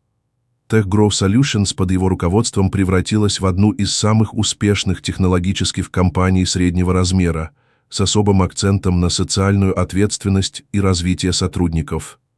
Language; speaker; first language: Russian; native; Russian